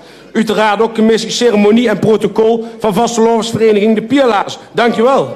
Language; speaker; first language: Dutch; native; Dutch